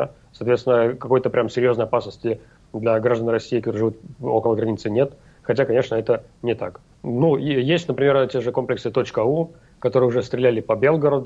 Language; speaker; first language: Russian; native; Russian